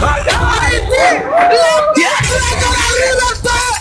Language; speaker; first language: Spanish; non-native, learner; Haitian Creole